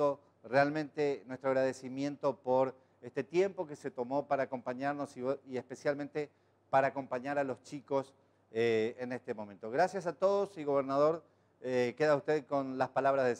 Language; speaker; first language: Spanish; native; Spanish